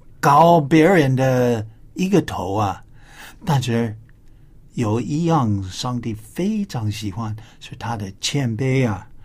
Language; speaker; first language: Chinese; non-native, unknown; English